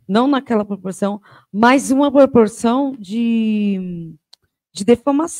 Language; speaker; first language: Portuguese; native; Portuguese